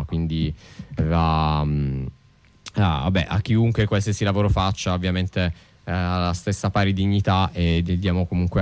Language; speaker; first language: Italian; native; Italian